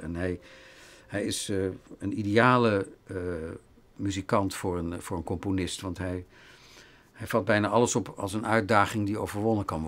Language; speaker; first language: Dutch; native; Dutch